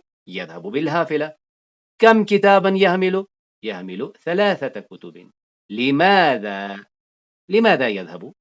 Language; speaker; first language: Arabic; non-native, fluent; Urdu